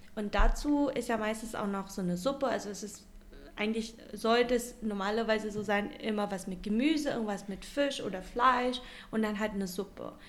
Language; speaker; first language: German; non-native, fluent; Vietnamese